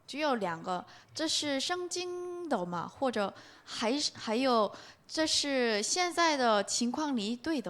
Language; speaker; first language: Chinese; non-native, learner; Korean